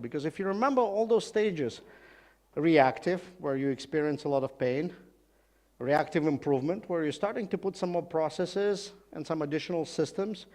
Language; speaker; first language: English; non-native, fluent; Russian